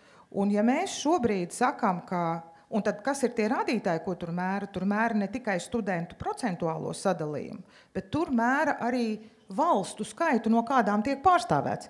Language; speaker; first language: Latvian; native; Latvian